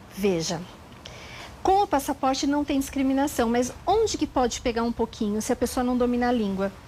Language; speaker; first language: Portuguese; native; Portuguese